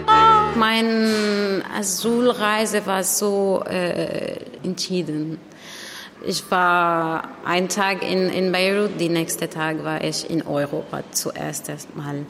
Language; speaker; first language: German; non-native, learner; Arabic